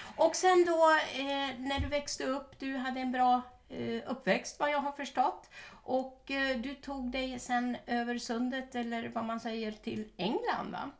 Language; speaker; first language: Swedish; native; Swedish